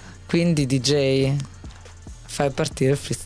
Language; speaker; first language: Italian; native; Italian